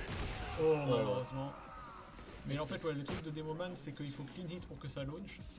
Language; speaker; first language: French; native; French